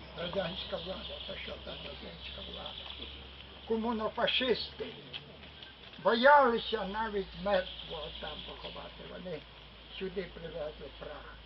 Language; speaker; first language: Ukrainian; native; Ukrainian